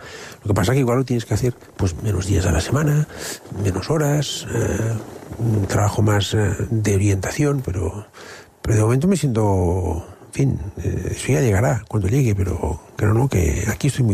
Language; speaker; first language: Spanish; non-native, local second language; Catalan